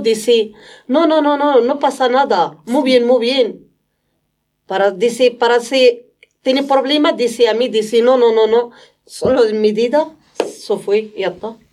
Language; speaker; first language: Spanish; non-native, learner; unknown